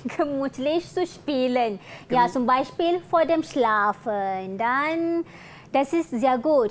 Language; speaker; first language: German; non-native, fluent; Malay